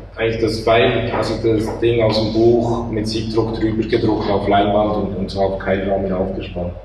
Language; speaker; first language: German; native; German